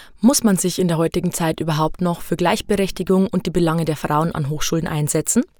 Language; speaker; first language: German; native; German